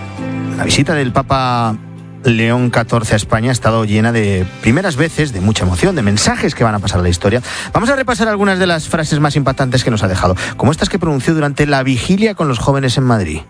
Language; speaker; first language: Spanish; native; Spanish